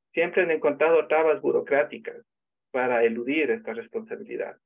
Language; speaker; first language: Spanish; native; Spanish